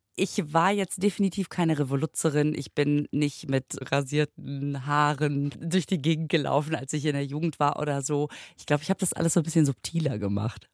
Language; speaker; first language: German; native; German